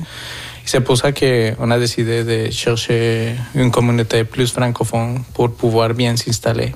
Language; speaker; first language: French; non-native, fluent; Spanish